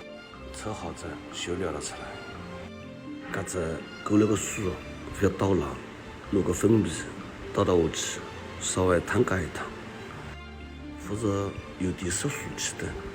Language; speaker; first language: Chinese; non-native, local second language; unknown